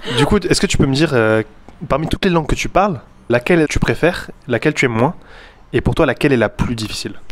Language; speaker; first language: French; native; French